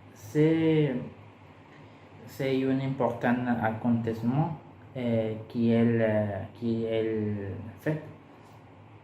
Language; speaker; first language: French; non-native, learner; Spanish